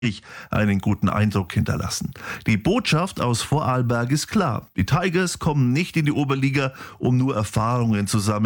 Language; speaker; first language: German; native; German